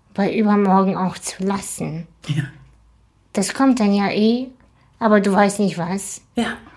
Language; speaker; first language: German; native; German